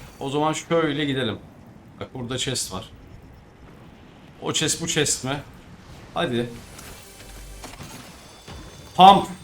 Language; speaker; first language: Turkish; native; Turkish